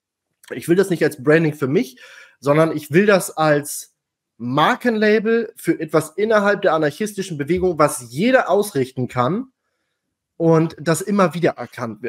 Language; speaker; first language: German; native; German